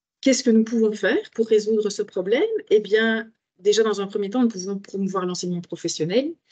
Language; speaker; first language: French; native; French